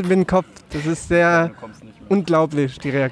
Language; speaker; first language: German; native; German